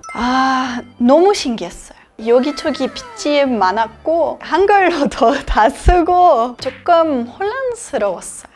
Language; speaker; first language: Korean; non-native, learner; Serbian